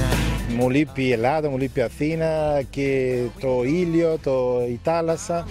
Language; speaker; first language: Greek; non-native, fluent; Italian